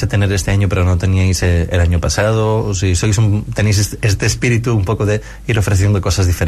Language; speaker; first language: Spanish; native; Spanish